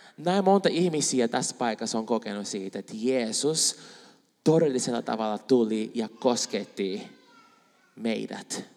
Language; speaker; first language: Finnish; non-native, fluent; Spanish